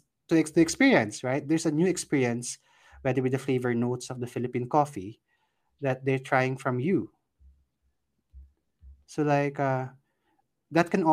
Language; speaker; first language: English; non-native, local second language; Filipino